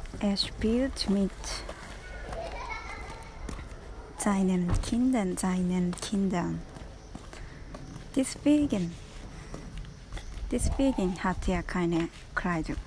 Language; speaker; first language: German; non-native, learner; Japanese